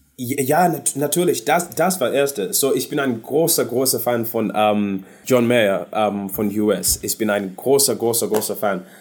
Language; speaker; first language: German; non-native, learner; English